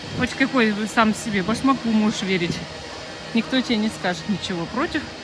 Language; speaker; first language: Russian; native; Russian